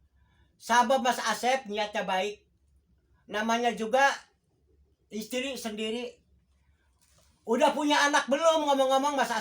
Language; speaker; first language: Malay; non-native, local second language; Javanese